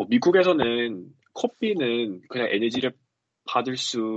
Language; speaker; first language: Korean; non-native, fluent; English